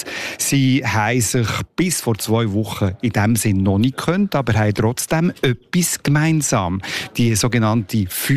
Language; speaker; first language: German; native; German